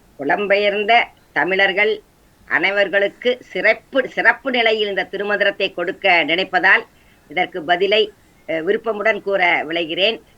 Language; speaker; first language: Tamil; non-native, local second language; Kannada